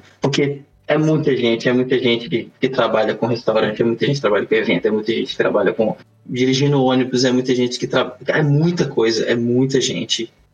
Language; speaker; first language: Portuguese; native; Portuguese